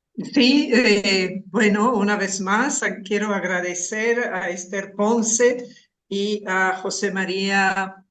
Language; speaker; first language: Spanish; non-native, fluent; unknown